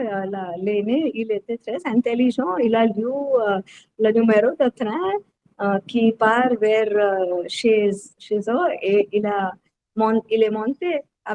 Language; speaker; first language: French; non-native, learner; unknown